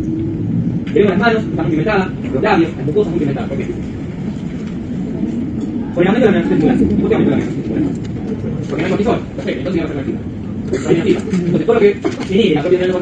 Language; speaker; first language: Spanish; native; Spanish